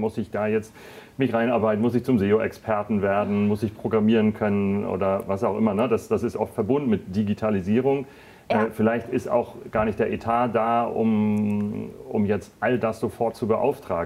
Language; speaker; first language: German; native; German